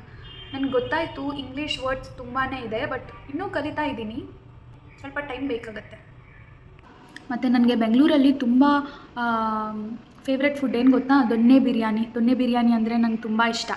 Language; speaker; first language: Kannada; non-native, local second language; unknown